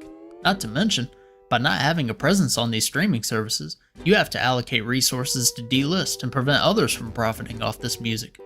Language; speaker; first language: English; native; English